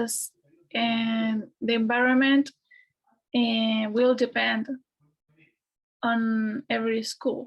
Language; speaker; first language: English; non-native, fluent; Spanish